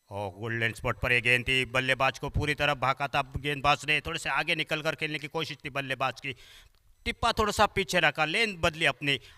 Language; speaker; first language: Hindi; non-native, local second language; Marathi